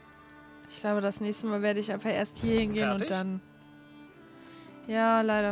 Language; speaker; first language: German; native; German